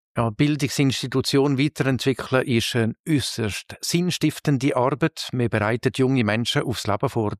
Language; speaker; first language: German; native; German